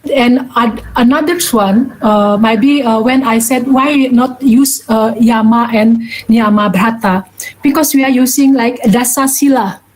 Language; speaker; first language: English; non-native, learner; Balinese